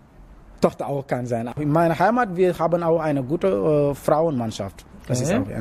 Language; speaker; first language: German; non-native, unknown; Wolof